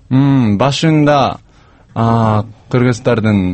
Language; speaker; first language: Kyrgyz; non-native, learner; Japanese